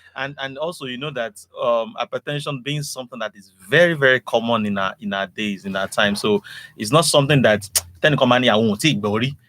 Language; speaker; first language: English; non-native, local second language; Yoruba